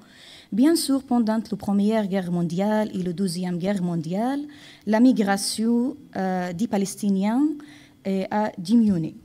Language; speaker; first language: French; non-native, fluent; Arabic